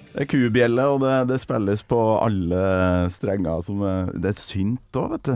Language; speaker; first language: Norwegian; native; Norwegian